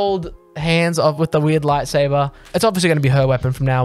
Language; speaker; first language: English; native; English